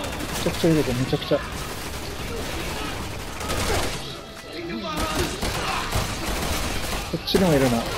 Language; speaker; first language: Japanese; native; Japanese